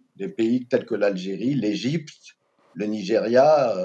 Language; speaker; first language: French; non-native, local second language; Arabic